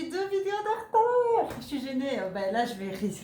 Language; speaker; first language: French; native; French